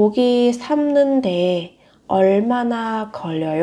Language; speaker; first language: Korean; non-native, fluent; Vietnamese